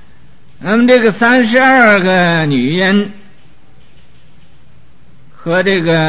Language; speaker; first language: Chinese; native; Chinese